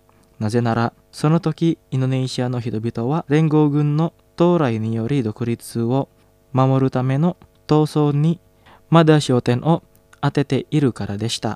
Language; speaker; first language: Japanese; non-native, fluent; Indonesian